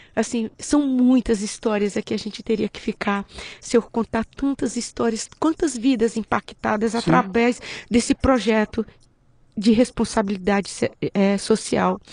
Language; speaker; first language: Portuguese; native; Portuguese